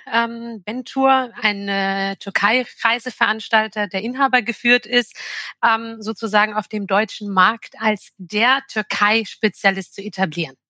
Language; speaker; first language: German; early bilingual, other home language; Turkish